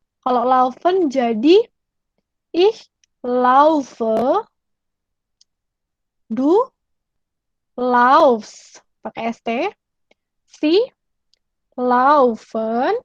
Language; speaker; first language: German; non-native, learner; Indonesian